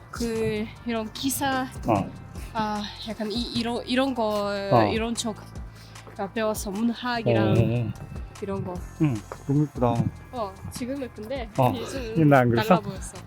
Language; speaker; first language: Korean; non-native, learner; Russian